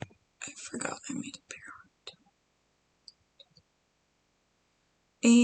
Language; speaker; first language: English; native; English